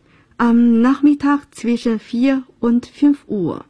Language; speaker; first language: German; non-native, fluent; Chinese